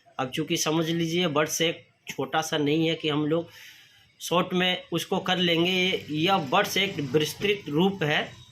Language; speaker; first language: Hindi; native; Hindi